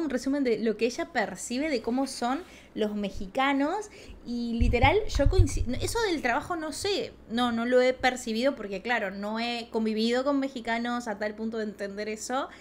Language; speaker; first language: Spanish; native; Spanish